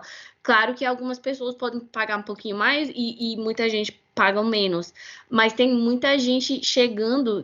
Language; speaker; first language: Portuguese; non-native, fluent; English